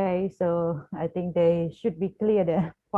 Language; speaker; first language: English; non-native, fluent; Khmer